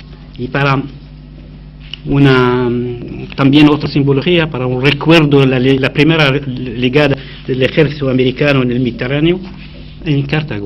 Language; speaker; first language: Spanish; non-native, fluent; Arabic